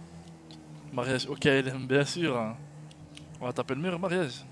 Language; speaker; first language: French; native; French